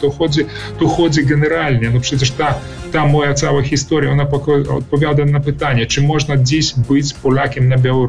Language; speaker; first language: Polish; early bilingual, heritage; Polish